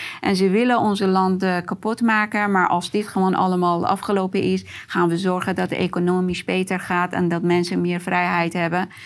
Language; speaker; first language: Dutch; non-native, fluent; Persian